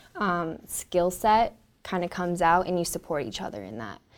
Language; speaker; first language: English; native; English